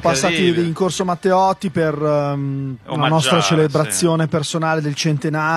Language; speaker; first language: Italian; native; Italian